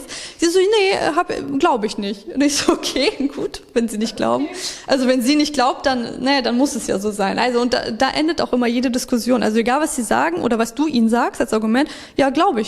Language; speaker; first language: German; early bilingual, other home language; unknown